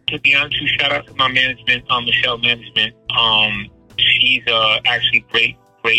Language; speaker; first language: English; native; English